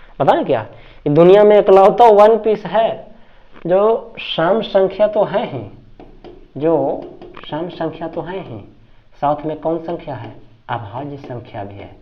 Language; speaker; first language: Hindi; native; Hindi